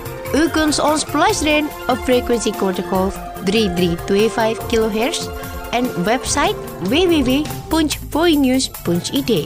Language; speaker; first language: Dutch; non-native, fluent; Indonesian